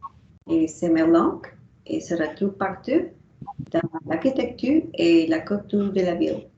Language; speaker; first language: French; non-native, learner; Spanish